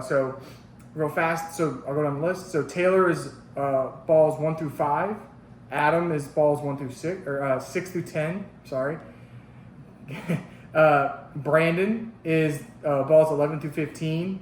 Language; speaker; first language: English; native; English